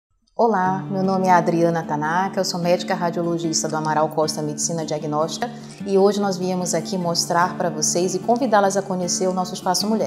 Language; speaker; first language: Portuguese; native; Portuguese